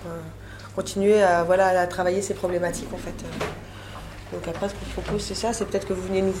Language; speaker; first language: French; native; French